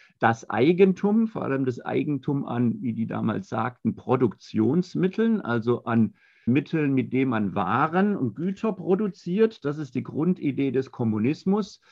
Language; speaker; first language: German; native; German